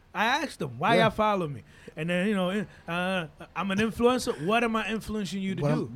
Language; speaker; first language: English; non-native, fluent; Spanish